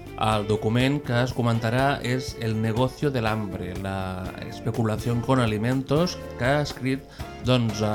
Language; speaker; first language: Catalan; native; Catalan